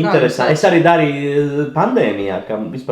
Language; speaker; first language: Latvian; non-native, learner; Italian